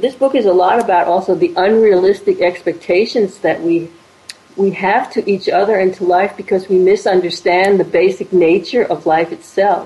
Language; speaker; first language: English; native; English